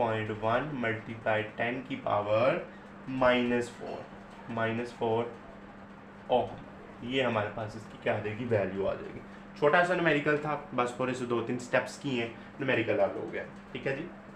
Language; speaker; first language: Hindi; non-native, local second language; Punjabi